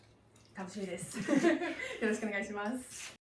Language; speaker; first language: Japanese; non-native, fluent; English